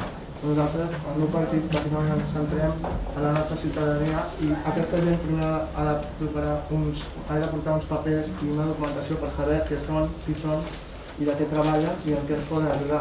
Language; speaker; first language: Catalan; native; Catalan